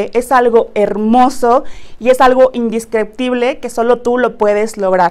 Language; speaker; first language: Spanish; native; Spanish